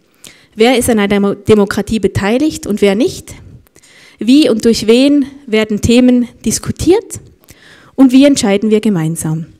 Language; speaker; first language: German; native; German